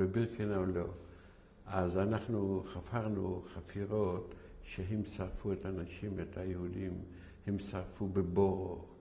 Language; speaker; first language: Hebrew; non-native, fluent; Yiddish